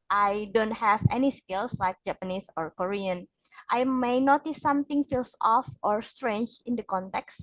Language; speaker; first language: English; non-native, fluent; Indonesian